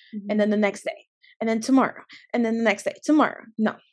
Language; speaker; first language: English; early bilingual, other home language; Spanish